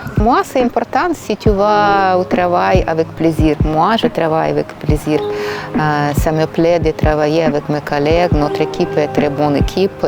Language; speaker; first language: French; non-native, fluent; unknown